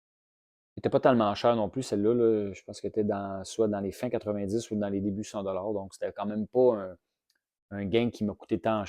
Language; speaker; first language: French; native; French